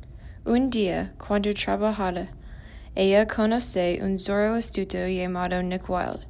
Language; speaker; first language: Spanish; non-native, learner; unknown